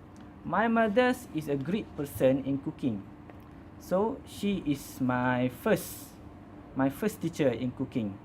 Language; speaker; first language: English; non-native, learner; Malay